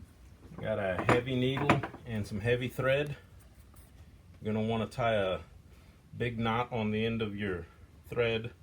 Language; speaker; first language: English; native; English